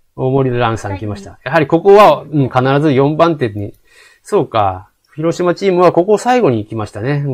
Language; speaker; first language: Japanese; native; Japanese